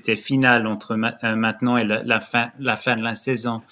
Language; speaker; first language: French; early bilingual, heritage; English